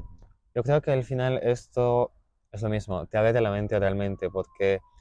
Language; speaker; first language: Spanish; non-native, fluent; German